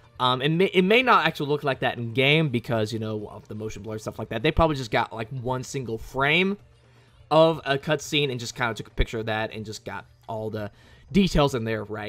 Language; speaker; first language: English; native; English